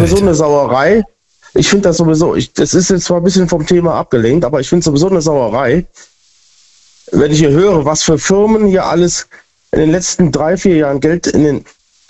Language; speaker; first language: German; native; German